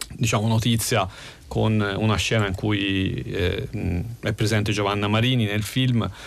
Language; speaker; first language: Italian; native; Italian